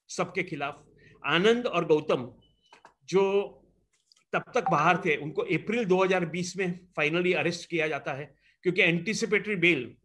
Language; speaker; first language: Hindi; non-native, local second language; Gujarati